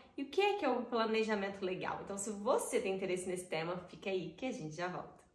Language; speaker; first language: Portuguese; native; Portuguese